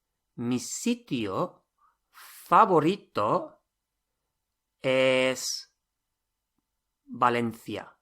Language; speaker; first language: Spanish; non-native, fluent; English